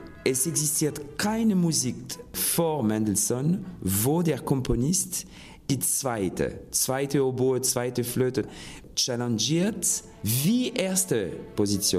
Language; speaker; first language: German; non-native, fluent; French